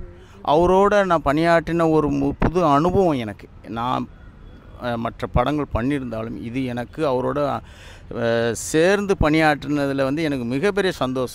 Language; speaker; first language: Tamil; native; Tamil